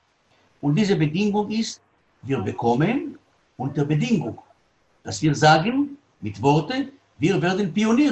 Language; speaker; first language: German; non-native, learner; Hebrew